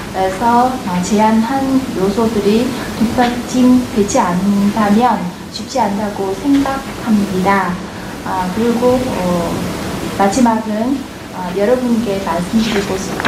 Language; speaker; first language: Korean; non-native, fluent; Vietnamese